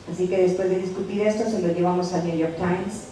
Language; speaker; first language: Spanish; native; Spanish